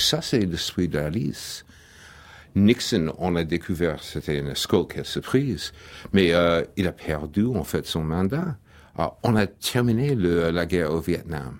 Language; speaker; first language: French; non-native, fluent; English